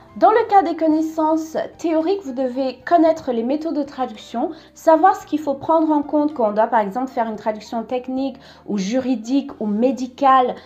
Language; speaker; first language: French; native; French